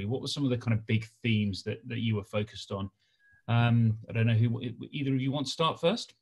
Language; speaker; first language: English; native; English